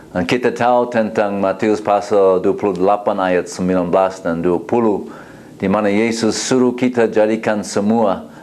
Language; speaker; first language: Indonesian; non-native, fluent; English